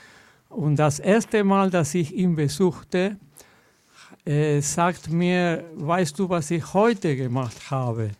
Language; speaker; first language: German; non-native, fluent; Spanish